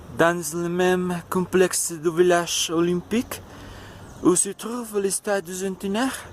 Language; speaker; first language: French; non-native, learner; Spanish